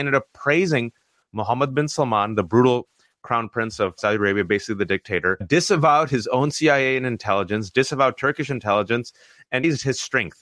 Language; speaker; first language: English; early bilingual, other home language; Urdu